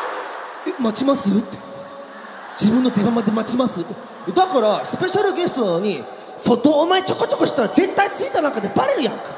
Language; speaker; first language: Japanese; native; Japanese